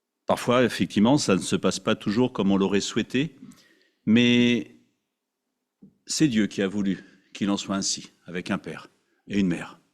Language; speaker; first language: French; native; French